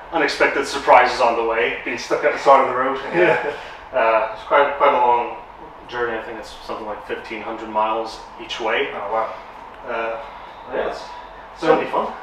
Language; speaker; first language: English; non-native, fluent; Romanian